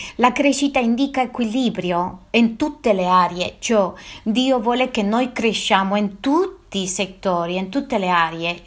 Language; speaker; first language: Italian; non-native, fluent; Spanish